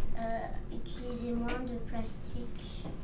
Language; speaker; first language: French; early bilingual, heritage; French